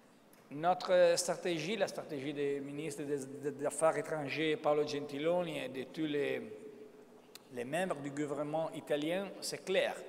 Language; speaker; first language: French; non-native, fluent; Italian